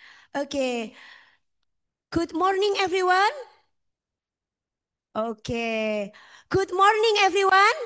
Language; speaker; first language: English; non-native, fluent; Indonesian